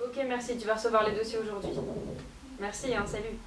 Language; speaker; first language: French; native; French